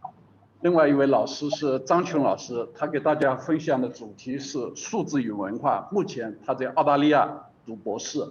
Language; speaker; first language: Chinese; native; Chinese